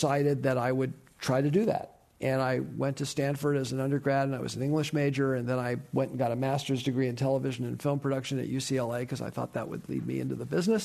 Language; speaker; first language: English; native; English